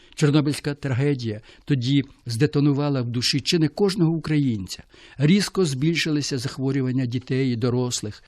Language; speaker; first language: Ukrainian; native; Ukrainian